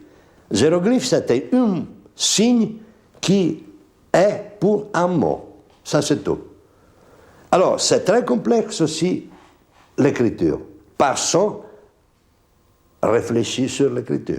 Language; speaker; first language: French; non-native, fluent; Italian